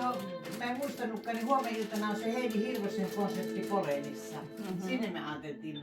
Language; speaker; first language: Finnish; native; Finnish